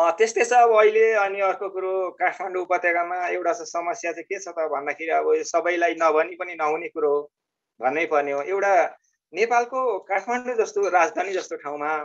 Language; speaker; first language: Nepali; native; Nepali